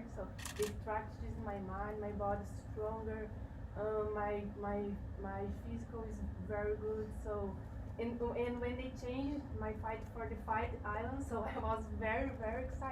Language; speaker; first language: English; non-native, learner; Portuguese